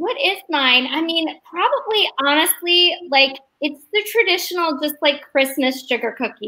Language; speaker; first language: English; native; English